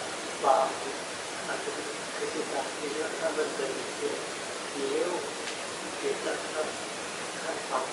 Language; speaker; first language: Chinese; non-native, learner; Indonesian